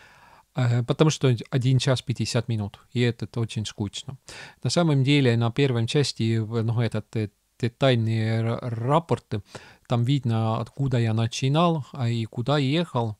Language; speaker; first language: Russian; non-native, local second language; Estonian